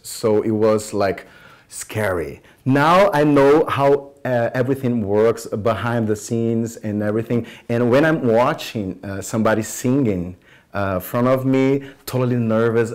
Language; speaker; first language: English; non-native, fluent; Portuguese